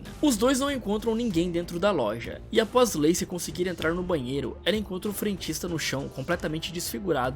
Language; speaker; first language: Portuguese; native; Portuguese